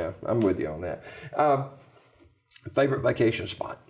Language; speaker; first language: English; native; English